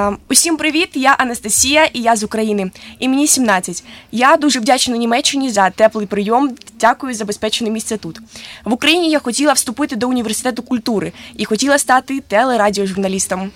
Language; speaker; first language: Ukrainian; native; Ukrainian